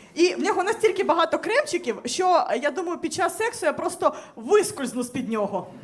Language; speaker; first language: Ukrainian; native; Ukrainian